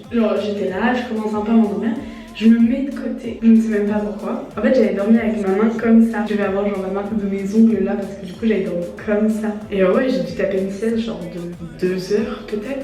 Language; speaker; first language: French; native; French